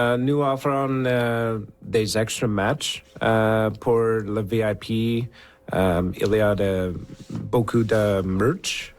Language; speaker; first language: French; non-native, local second language; English